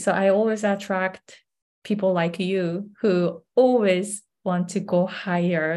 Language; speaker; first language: English; non-native, fluent; Japanese